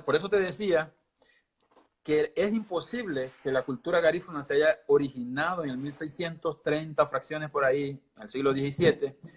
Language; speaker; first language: Spanish; non-native, local second language; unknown